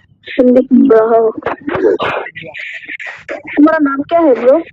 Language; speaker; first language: Hindi; non-native, learner; Bangla